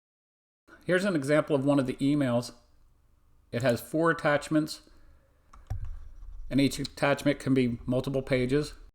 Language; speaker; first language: English; native; English